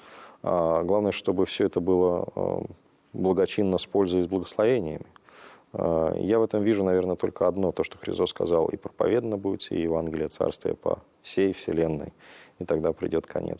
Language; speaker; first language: Russian; native; Russian